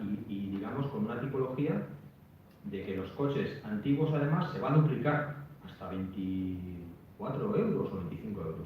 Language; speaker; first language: Spanish; native; Spanish